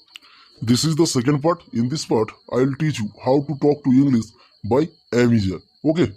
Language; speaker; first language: English; non-native, local second language; Bangla